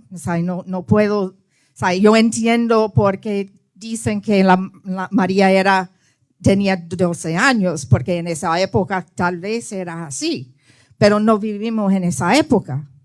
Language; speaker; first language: Spanish; early bilingual, heritage; Spanish